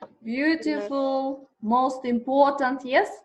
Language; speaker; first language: English; non-native, learner; Kazakh